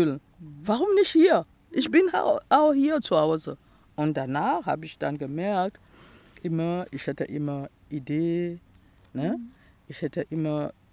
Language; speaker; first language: German; non-native, local second language; French